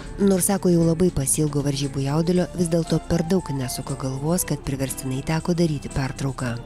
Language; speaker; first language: Lithuanian; native; Lithuanian